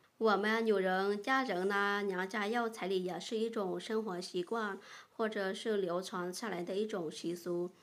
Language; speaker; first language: Chinese; non-native, fluent; Lao